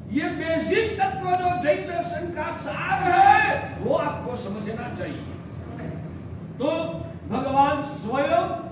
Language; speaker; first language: Hindi; non-native, local second language; Gujarati